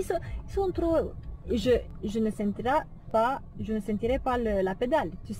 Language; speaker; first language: French; non-native, fluent; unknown